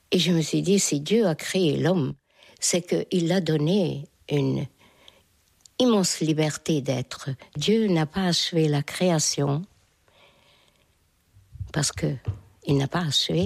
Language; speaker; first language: French; non-native, fluent; Hungarian